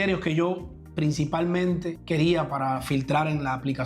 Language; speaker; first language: Spanish; native; Spanish